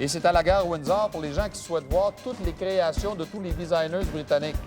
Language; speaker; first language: French; native; French